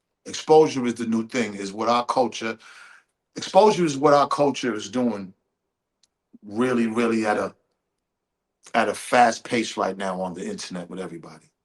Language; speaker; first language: English; native; English